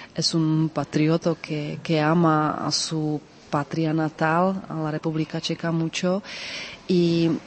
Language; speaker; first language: Spanish; non-native, fluent; Czech